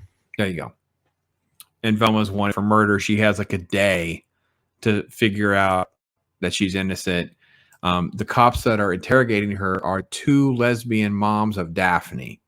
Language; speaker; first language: English; native; English